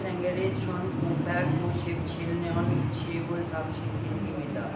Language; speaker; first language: Korean; non-native, learner; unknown